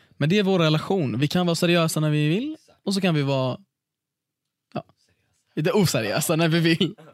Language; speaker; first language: Swedish; early bilingual, other home language; Arabic